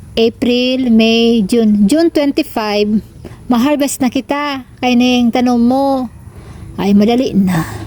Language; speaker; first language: Filipino; non-native, local second language; Bikol